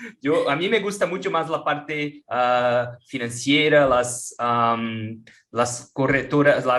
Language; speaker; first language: Spanish; non-native, fluent; Portuguese